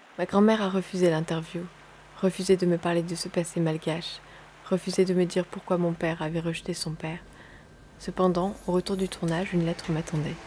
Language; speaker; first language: French; native; French